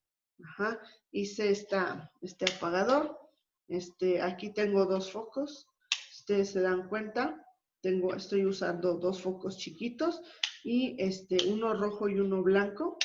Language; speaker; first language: Spanish; native; Spanish